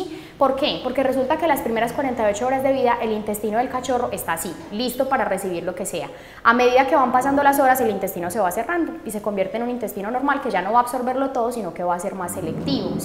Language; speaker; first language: Spanish; native; Spanish